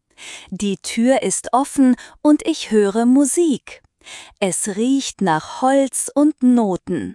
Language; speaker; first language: German; non-native, fluent; Turkish